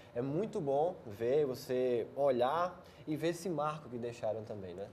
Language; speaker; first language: Portuguese; native; Portuguese